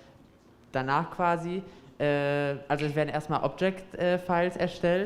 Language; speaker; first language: German; native; German